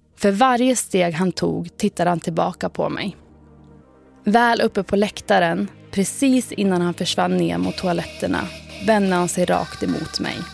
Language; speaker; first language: Swedish; native; Swedish